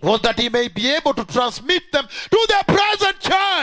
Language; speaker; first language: English; non-native, local second language; Luo (Kenya and Tanzania)